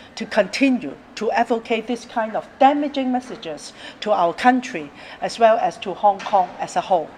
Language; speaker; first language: English; non-native, local second language; Cantonese